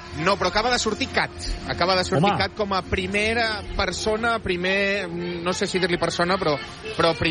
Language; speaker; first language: Catalan; native; Catalan